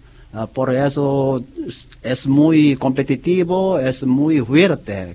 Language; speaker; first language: Spanish; non-native, learner; Korean